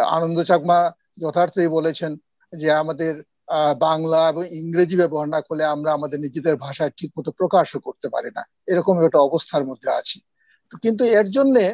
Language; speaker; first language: Bangla; non-native, local second language; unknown